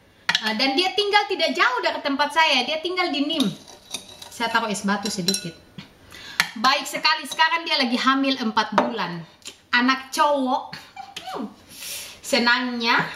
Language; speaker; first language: Indonesian; non-native, local second language; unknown